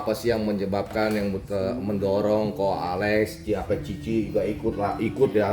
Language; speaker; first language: Indonesian; native; Indonesian